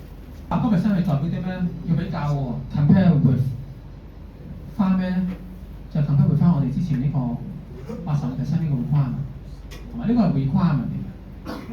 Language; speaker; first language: Cantonese; native; Cantonese